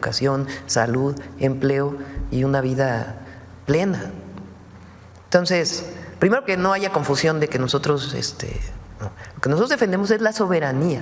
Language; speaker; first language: Spanish; native; Spanish